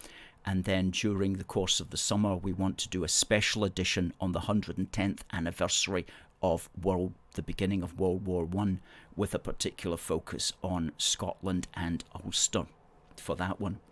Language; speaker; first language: English; native; English